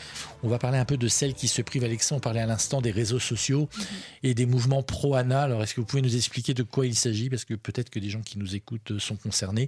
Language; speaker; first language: French; native; French